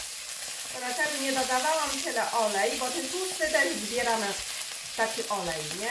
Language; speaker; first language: Polish; non-native, learner; Chinese